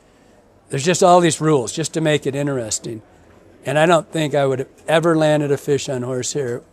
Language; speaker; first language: English; native; English